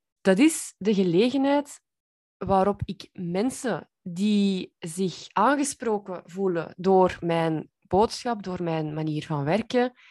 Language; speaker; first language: Dutch; native; Dutch